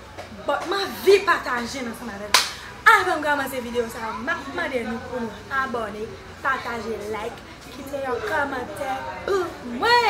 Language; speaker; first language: French; non-native, learner; Haitian Creole